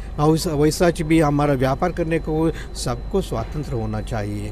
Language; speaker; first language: Hindi; non-native, local second language; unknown